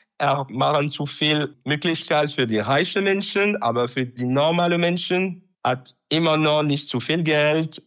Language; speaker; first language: German; non-native, learner; French